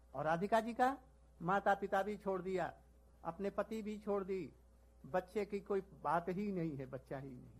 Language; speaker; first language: Hindi; native; Hindi